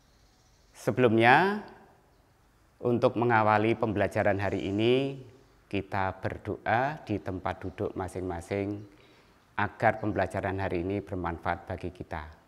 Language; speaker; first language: Indonesian; native; Indonesian